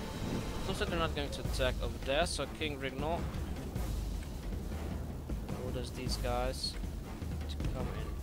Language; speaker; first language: English; native; English